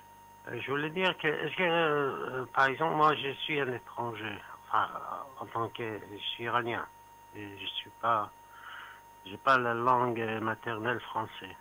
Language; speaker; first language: French; non-native, fluent; Persian